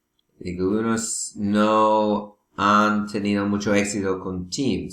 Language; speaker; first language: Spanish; non-native, learner; English